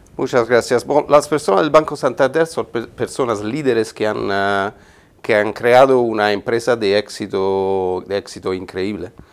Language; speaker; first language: Spanish; non-native, fluent; Italian